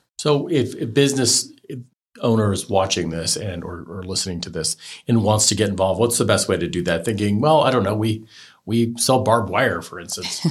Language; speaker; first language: English; native; English